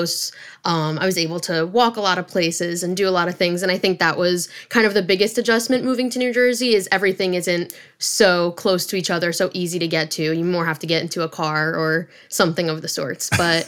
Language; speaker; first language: English; native; English